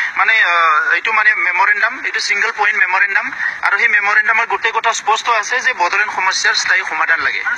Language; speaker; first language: Assamese; non-native, local second language; Bodo